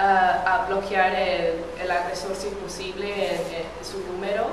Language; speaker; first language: Spanish; non-native, fluent; English